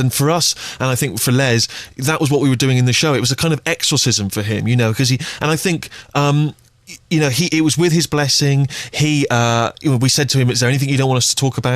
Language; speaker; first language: English; native; English